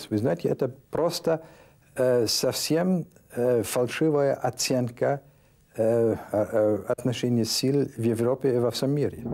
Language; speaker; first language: Russian; non-native, fluent; German